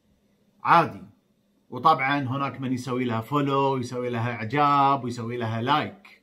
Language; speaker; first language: Arabic; native; Arabic